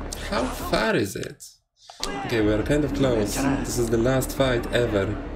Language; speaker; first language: English; non-native, fluent; Polish